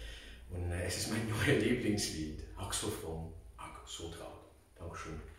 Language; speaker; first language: German; non-native, learner; English